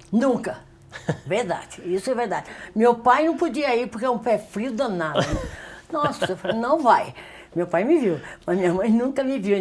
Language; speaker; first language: Portuguese; early bilingual, other home language; Spanish